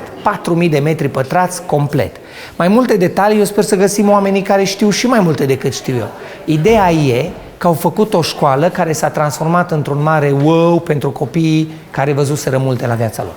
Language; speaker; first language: Romanian; native; Romanian